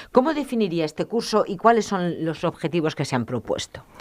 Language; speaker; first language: Spanish; native; Spanish